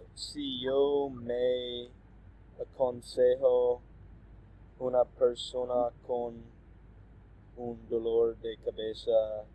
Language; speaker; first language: Spanish; non-native, learner; English